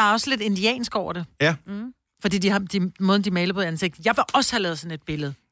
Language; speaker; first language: Danish; native; Danish